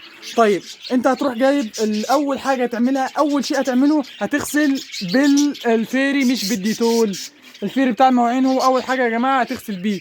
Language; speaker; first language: Arabic; native; Arabic